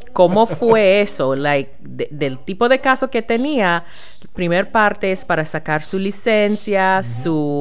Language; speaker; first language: Spanish; non-native, learner; English